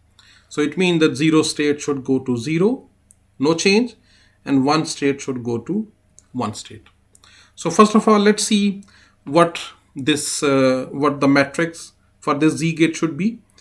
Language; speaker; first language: English; non-native, fluent; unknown